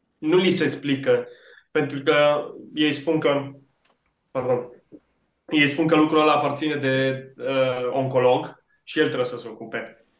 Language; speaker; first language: Romanian; early bilingual, heritage; Romanian